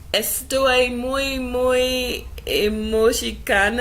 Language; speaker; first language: Spanish; non-native, learner; English